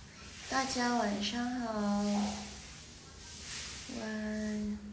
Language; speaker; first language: Chinese; non-native, fluent; Indonesian